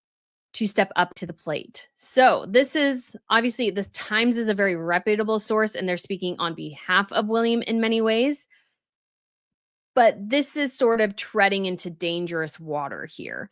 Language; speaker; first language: English; native; English